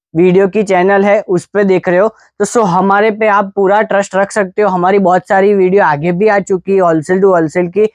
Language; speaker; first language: Hindi; non-native, local second language; Gujarati